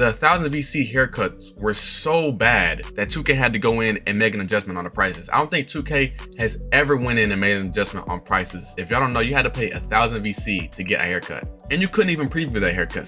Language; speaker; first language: English; native; English